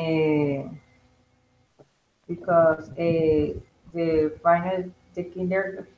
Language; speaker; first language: English; non-native, learner; Spanish